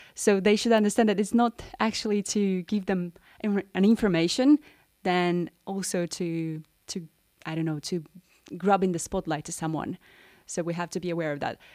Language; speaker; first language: English; non-native, fluent; Romanian